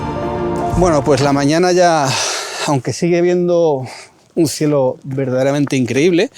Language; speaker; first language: Spanish; native; Spanish